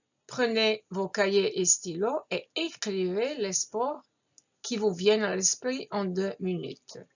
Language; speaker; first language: French; non-native, fluent; Croatian